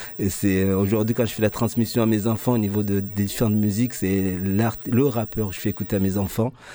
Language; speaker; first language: French; early bilingual, other home language; Ngazidja Comorian